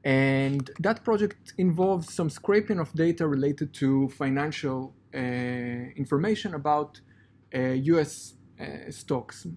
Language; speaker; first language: English; non-native, fluent; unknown